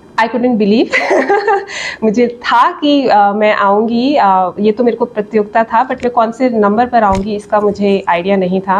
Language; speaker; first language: Hindi; native; Hindi